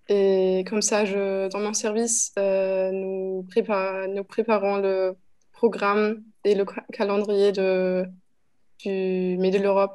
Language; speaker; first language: French; non-native, fluent; German